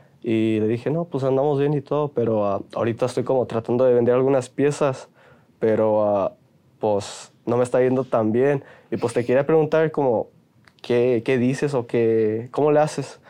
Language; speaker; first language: Spanish; early bilingual, heritage; Spanish